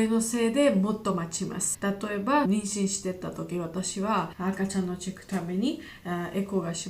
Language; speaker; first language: Japanese; non-native, learner; Georgian